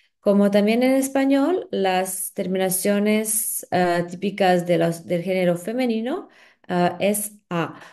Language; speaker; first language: Spanish; non-native, fluent; Slovenian